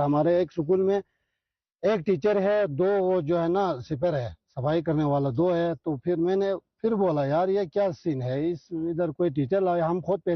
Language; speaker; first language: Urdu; non-native, local second language; Balti